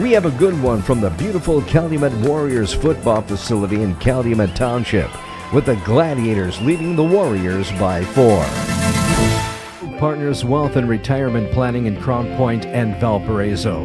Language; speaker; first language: English; native; English